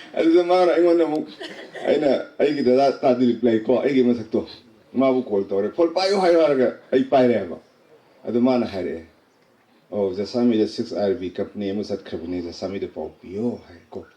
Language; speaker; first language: Manipuri; non-native, local second language; Tangkhul Naga (India)